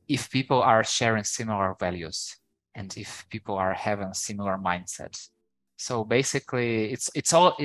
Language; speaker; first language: English; non-native, fluent; Ukrainian